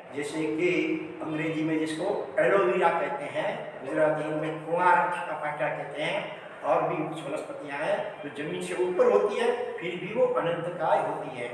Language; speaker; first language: Hindi; non-native, local second language; Gujarati